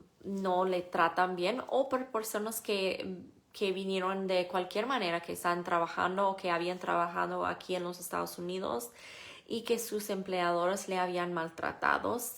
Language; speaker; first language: Spanish; non-native, fluent; English